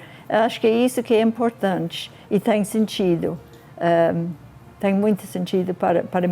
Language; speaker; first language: Portuguese; non-native, fluent; English